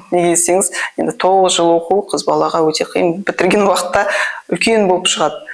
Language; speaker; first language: Kazakh; non-native, local second language; Russian